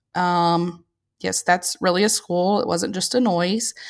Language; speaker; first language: English; native; English